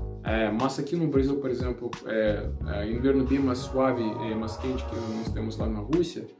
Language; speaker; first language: Portuguese; non-native, learner; Russian